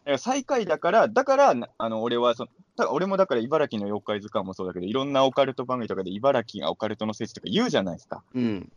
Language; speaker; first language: Japanese; native; Japanese